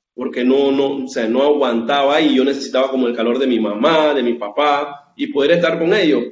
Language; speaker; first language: Spanish; native; Spanish